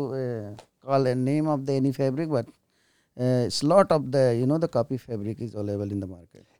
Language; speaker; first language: English; non-native, local second language; Hindi